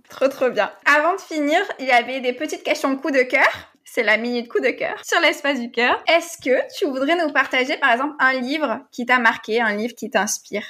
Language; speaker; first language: French; native; French